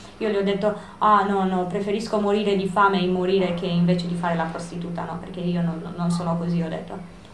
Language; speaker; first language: Italian; non-native, fluent; Romanian